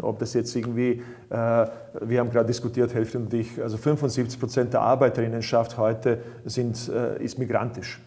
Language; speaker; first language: German; non-native, fluent; Bosnian